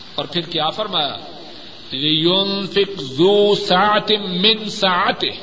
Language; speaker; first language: Urdu; non-native, local second language; Punjabi